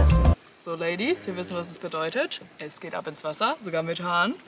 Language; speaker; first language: German; native; German